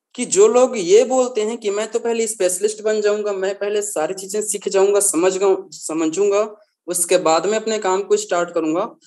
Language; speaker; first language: Hindi; native; Hindi